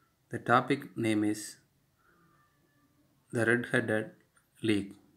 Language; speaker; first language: English; non-native, local second language; Tamil